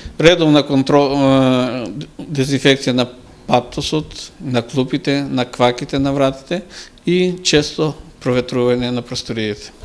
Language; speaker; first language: Macedonian; native; Macedonian